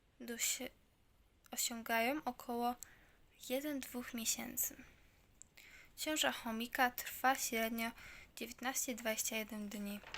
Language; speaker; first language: Polish; native; Polish